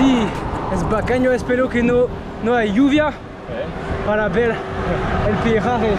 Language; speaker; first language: Spanish; non-native, learner; French